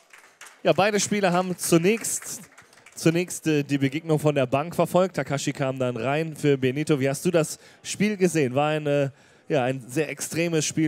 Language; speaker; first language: German; native; German